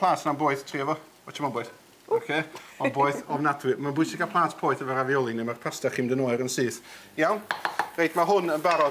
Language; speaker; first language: Welsh; native; Welsh